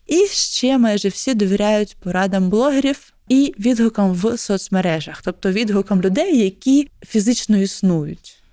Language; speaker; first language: Ukrainian; native; Ukrainian